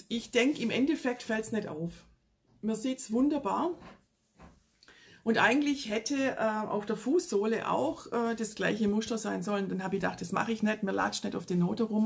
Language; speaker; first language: German; native; German